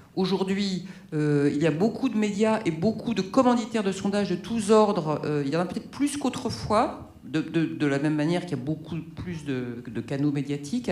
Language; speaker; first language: French; native; French